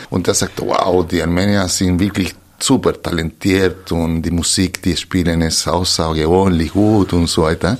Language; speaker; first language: German; non-native, fluent; Spanish